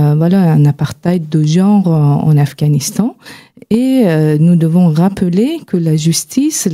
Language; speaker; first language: French; non-native, fluent; Persian